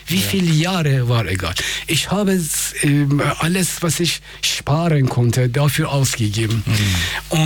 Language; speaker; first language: German; non-native, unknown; Persian